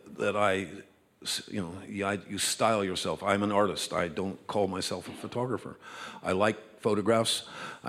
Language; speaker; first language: English; native; English